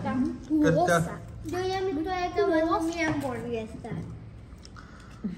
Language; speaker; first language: Spanish; early bilingual, heritage; Spanish